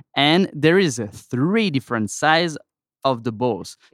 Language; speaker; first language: English; non-native, fluent; French